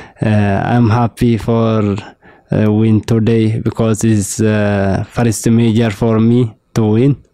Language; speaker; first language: English; non-native, learner; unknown